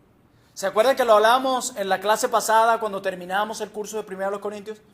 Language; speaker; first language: Spanish; native; Spanish